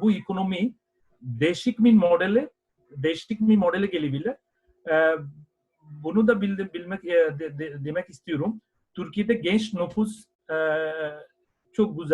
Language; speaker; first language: Turkish; non-native, fluent; Bangla